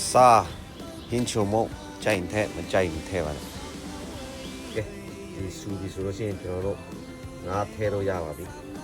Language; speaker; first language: Burmese; non-native, local second language; Shan